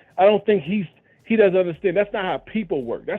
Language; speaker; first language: English; native; English